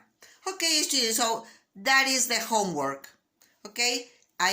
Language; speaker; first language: English; non-native, learner; Spanish